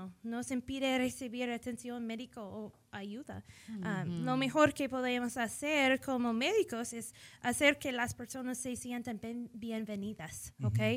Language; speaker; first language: Spanish; early bilingual, heritage; English